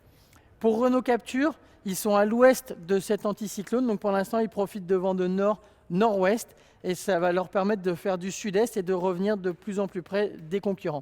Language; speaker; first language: French; native; French